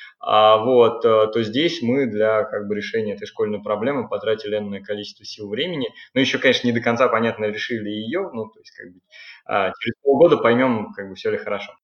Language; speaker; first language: Russian; native; Russian